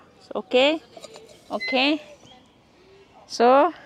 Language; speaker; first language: Swedish; non-native, learner; Filipino